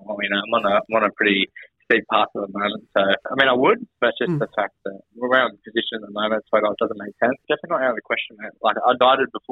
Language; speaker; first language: English; native; English